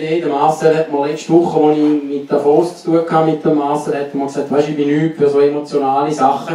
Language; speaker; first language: German; native; German